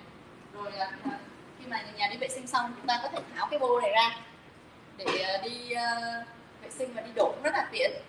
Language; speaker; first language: Vietnamese; native; Vietnamese